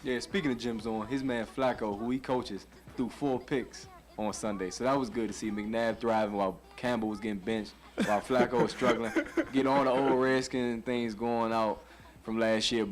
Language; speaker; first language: English; native; English